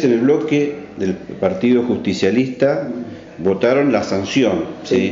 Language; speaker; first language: Spanish; native; Spanish